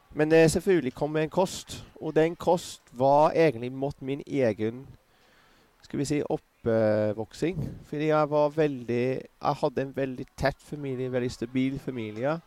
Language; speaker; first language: Norwegian; non-native, fluent; English